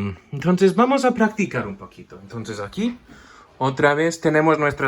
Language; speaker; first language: Spanish; non-native, fluent; English